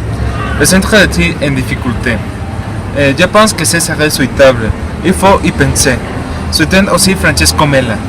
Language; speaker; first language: French; non-native, learner; Spanish